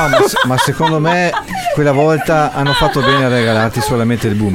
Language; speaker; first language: Italian; native; Italian